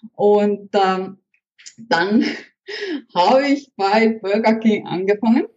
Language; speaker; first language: German; non-native, fluent; Estonian